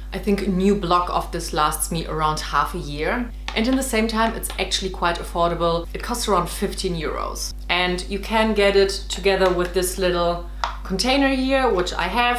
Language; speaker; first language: English; non-native, fluent; German